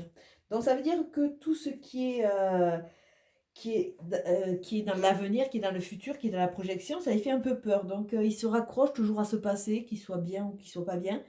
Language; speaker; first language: French; native; French